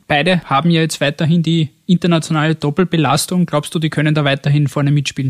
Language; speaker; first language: German; native; German